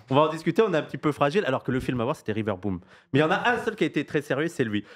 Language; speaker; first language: French; native; French